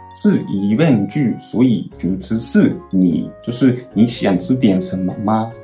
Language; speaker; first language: Chinese; non-native, fluent; Japanese